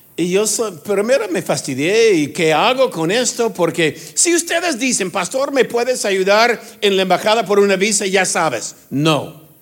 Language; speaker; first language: Spanish; non-native, fluent; English